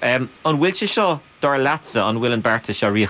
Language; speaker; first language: Irish; native; Irish